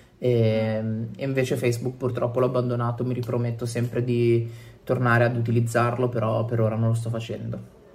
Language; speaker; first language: Italian; native; Italian